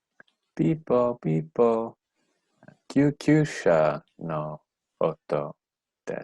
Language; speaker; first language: Japanese; non-native, learner; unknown